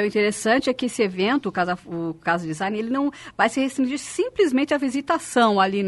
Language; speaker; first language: Portuguese; native; Portuguese